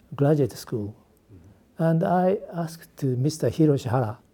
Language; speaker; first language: English; non-native, learner; Japanese